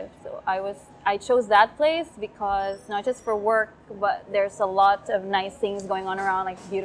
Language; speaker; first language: English; non-native, local second language; Cebuano